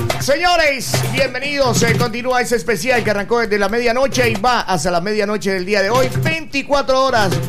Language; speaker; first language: Spanish; native; Spanish